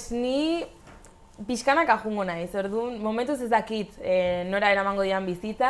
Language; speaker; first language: Basque; non-native, local second language; Spanish